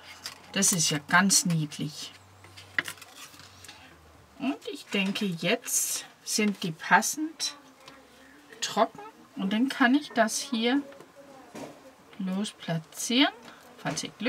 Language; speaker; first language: German; non-native, fluent; Danish